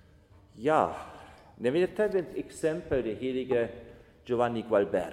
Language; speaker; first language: Swedish; non-native, fluent; German